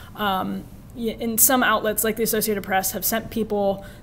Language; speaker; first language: English; native; English